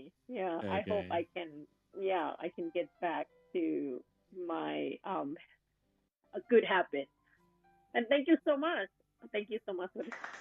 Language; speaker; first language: English; non-native, fluent; Thai